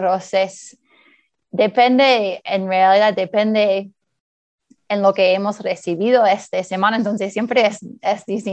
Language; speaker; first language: Spanish; early bilingual, heritage; Spanish